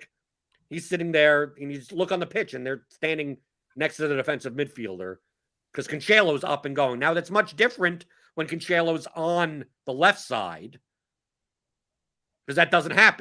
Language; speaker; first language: English; native; English